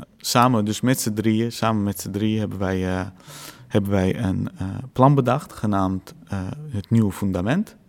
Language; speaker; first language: Dutch; early bilingual, other home language; Azerbaijani